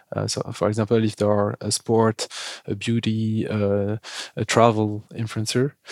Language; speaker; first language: English; non-native, fluent; French